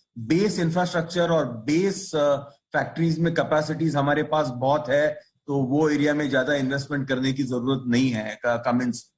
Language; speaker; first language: Hindi; non-native, local second language; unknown